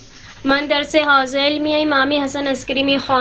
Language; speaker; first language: Persian; non-native, learner; Urdu